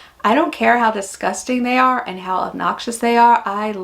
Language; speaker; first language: English; native; English